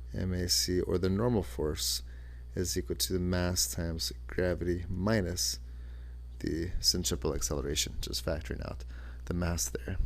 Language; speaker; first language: English; native; English